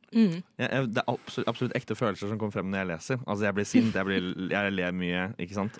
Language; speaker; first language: Norwegian; native; Norwegian